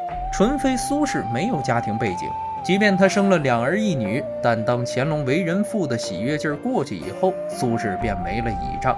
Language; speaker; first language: Chinese; native; Chinese